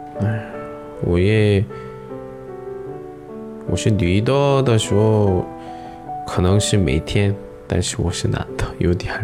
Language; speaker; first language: Chinese; non-native, learner; Korean